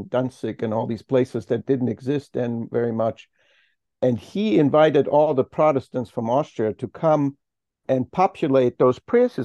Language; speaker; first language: English; non-native, fluent; German